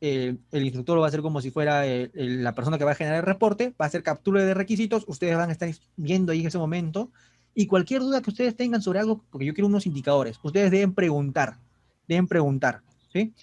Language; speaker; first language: Spanish; native; Spanish